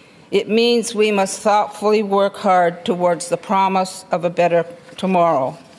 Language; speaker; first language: English; non-native, local second language; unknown